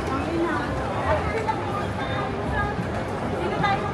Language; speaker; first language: Filipino; non-native, fluent; Indonesian